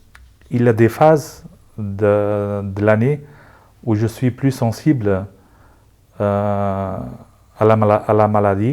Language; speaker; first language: French; non-native, local second language; Luxembourgish